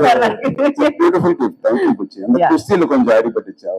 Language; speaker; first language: Tamil; non-native, local second language; Telugu